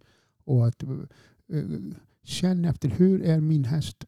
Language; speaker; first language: Swedish; non-native, fluent; Icelandic